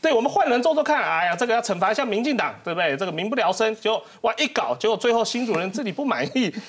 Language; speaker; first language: Chinese; native; Chinese